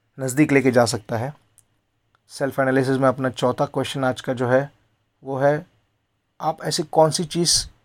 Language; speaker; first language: Hindi; non-native, local second language; Marathi